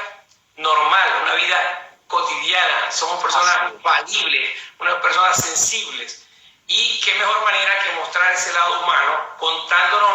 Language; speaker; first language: Spanish; native; Spanish